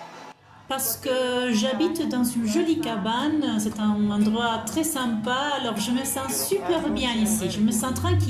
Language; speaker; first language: French; non-native, fluent; Spanish